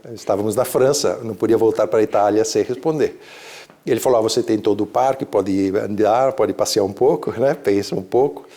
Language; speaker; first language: Portuguese; early bilingual, other home language; Italian